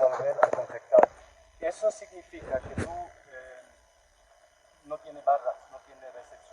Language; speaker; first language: Spanish; non-native, learner; English